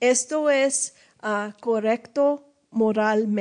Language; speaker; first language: Spanish; early bilingual, heritage; English